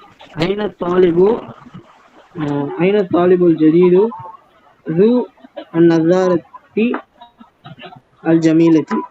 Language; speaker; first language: Arabic; non-native, learner; Tamil